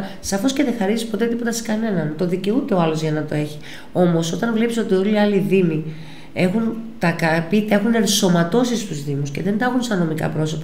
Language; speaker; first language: Greek; native; Greek